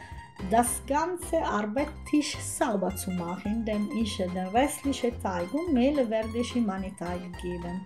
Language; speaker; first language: German; non-native, fluent; Italian